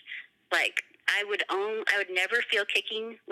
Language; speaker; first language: English; native; English